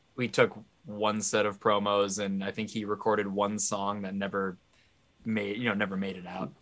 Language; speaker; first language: English; native; English